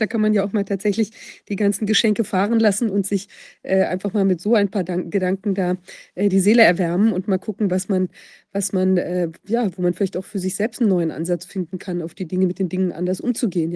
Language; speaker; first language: German; native; German